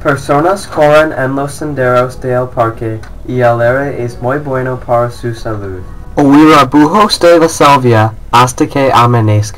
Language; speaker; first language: Spanish; non-native, learner; English